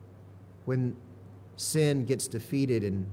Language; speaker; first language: English; native; English